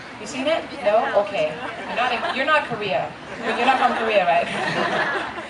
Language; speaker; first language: English; non-native, fluent; Thai